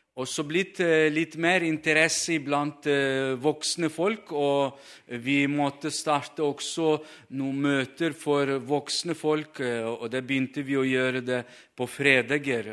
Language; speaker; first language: Norwegian; non-native, fluent; Ukrainian